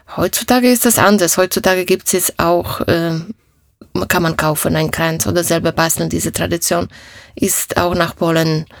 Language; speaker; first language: German; non-native, fluent; Polish